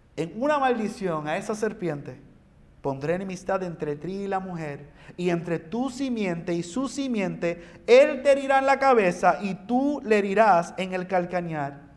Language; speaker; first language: Spanish; early bilingual, heritage; Spanish